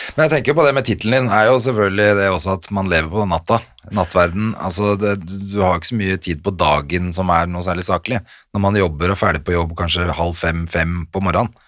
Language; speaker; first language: Norwegian; native; Norwegian